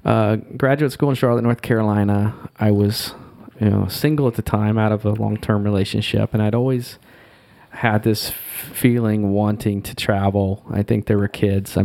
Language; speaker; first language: English; native; English